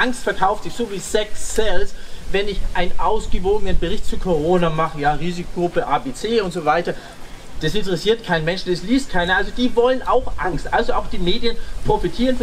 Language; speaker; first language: German; native; German